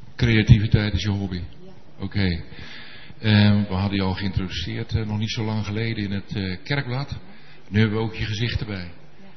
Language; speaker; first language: Dutch; native; Dutch